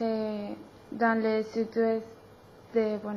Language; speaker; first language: French; non-native, learner; Spanish